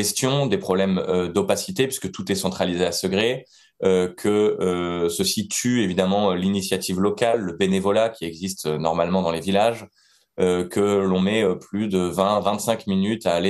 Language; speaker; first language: French; native; French